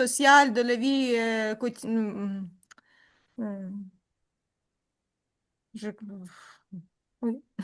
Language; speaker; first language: French; non-native, learner; Ukrainian